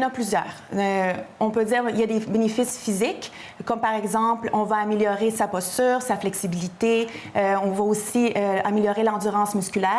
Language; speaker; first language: French; native; French